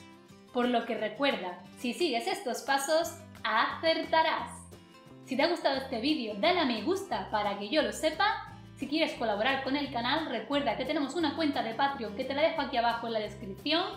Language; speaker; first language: Spanish; native; Spanish